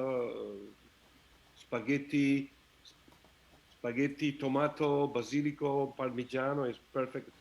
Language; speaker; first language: English; non-native, learner; Italian